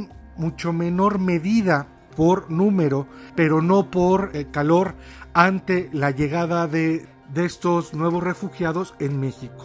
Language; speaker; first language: Spanish; native; Spanish